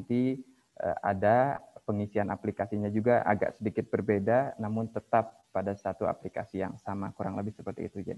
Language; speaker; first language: Indonesian; native; Indonesian